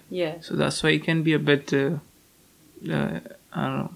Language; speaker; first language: English; non-native, local second language; Hindi